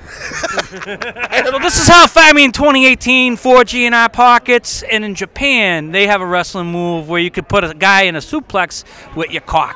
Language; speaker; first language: English; native; English